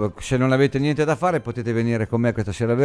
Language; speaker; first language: Italian; native; Italian